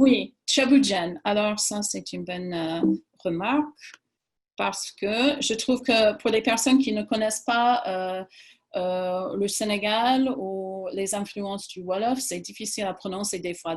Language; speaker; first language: French; non-native, fluent; English